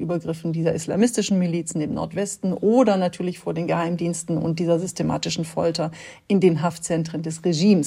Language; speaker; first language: German; native; German